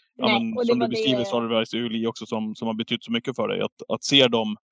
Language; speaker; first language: Swedish; native; Swedish